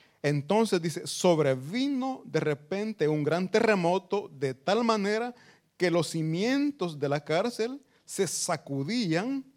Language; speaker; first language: Spanish; native; Spanish